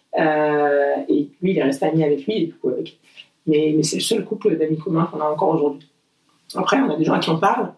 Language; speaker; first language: French; early bilingual, other home language; Portuguese